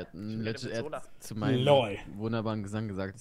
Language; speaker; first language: German; native; German